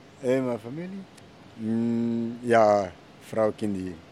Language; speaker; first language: Dutch; non-native, learner; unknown